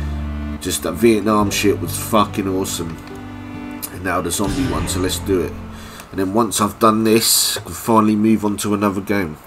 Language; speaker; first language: English; native; English